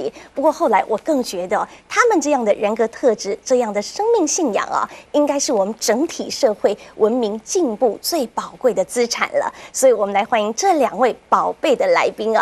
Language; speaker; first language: Chinese; native; Chinese